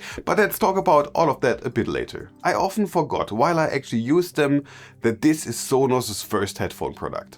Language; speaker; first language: English; non-native, fluent; German